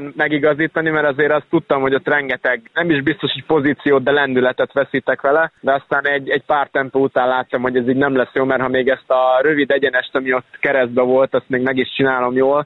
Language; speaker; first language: Hungarian; native; Hungarian